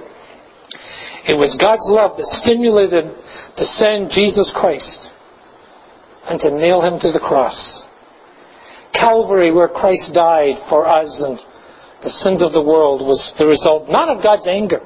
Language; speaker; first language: English; native; English